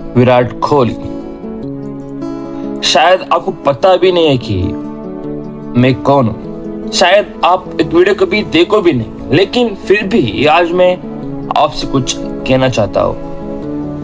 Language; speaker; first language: Hindi; non-native, local second language; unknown